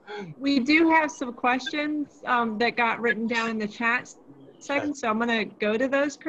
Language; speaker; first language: English; native; English